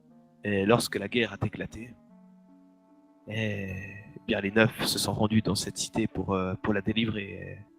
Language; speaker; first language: French; native; French